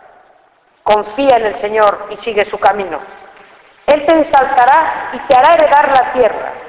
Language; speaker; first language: Spanish; native; Spanish